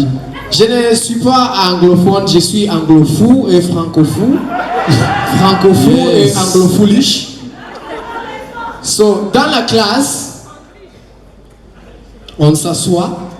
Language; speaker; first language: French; non-native, learner; Kinyarwanda